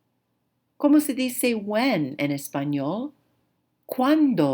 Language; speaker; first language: Spanish; non-native, fluent; English